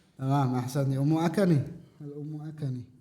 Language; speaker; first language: Arabic; non-native, fluent; Indonesian